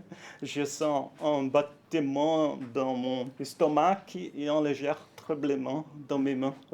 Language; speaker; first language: French; non-native, fluent; Portuguese